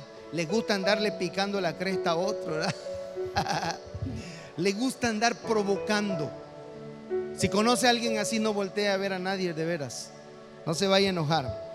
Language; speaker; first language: Spanish; native; Spanish